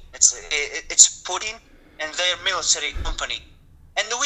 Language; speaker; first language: English; non-native, learner; Russian